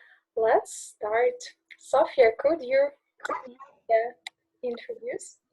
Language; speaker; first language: English; non-native, learner; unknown